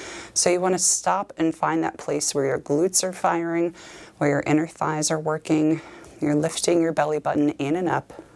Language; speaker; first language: English; native; English